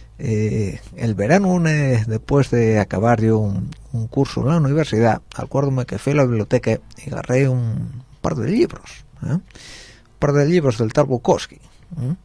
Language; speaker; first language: Spanish; native; Spanish